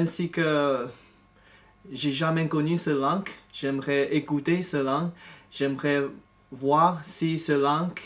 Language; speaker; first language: French; non-native, fluent; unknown